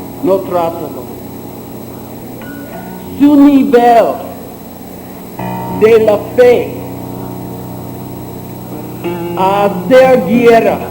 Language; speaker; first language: Spanish; non-native, learner; English